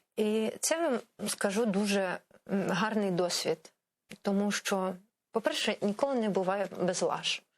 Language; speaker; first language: Ukrainian; non-native, local second language; Crimean Tatar